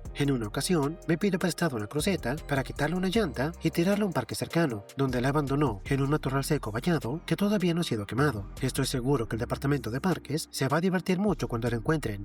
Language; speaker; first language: Spanish; native; Spanish